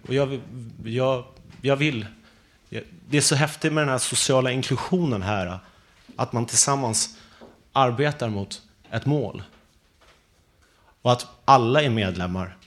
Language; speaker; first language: Swedish; native; Swedish